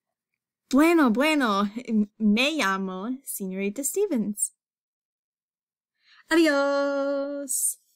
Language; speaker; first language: Spanish; non-native, fluent; English